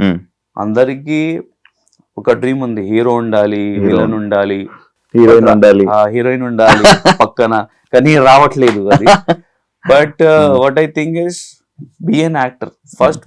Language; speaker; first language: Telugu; non-native, learner; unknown